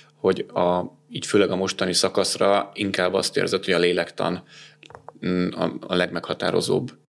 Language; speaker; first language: Hungarian; native; Hungarian